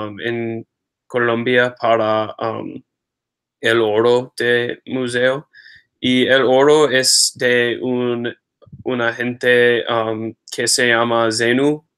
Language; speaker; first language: Spanish; non-native, learner; English